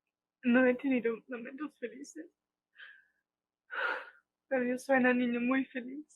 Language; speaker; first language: Spanish; non-native, fluent; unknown